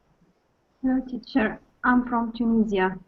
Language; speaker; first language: English; non-native, learner; Arabic